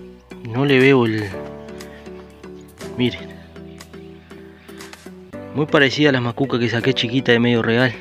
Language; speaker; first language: Spanish; native; Spanish